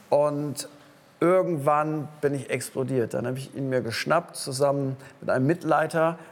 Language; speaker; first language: German; native; German